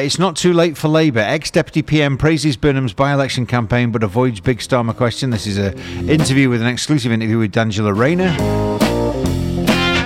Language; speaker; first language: English; native; English